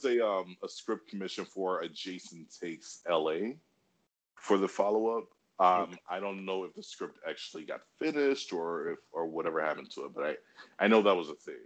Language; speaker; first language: English; native; English